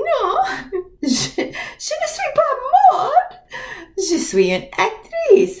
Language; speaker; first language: French; non-native, learner; English